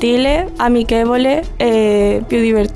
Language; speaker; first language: Italian; non-native, learner; Spanish